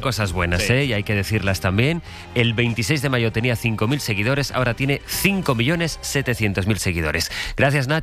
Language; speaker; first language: Spanish; native; Spanish